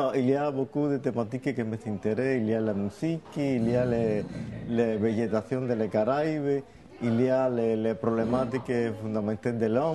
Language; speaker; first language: French; non-native, learner; Spanish